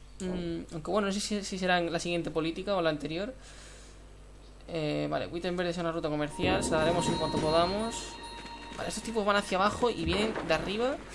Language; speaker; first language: Spanish; native; Spanish